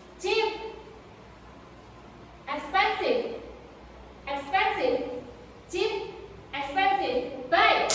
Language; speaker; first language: English; non-native, fluent; Indonesian